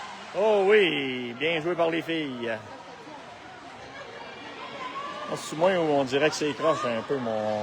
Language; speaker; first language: French; native; French